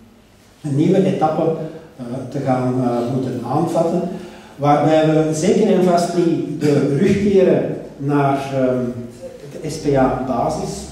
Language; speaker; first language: Dutch; native; Dutch